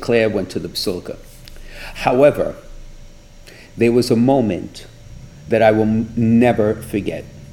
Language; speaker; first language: English; native; English